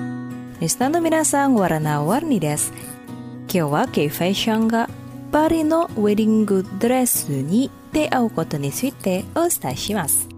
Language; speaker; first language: Japanese; non-native, fluent; Indonesian